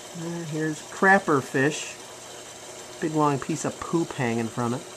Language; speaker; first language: English; native; English